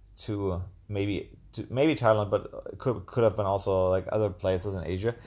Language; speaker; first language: English; non-native, fluent; German